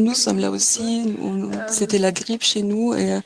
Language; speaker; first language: French; non-native, fluent; German